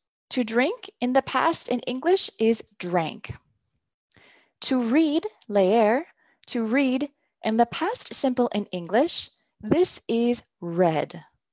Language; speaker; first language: English; native; English